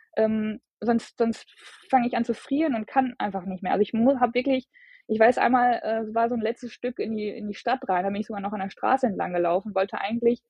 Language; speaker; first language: German; native; German